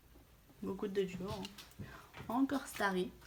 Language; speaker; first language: French; native; French